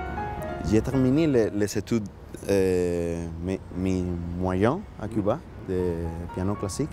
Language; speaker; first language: French; non-native, learner; Spanish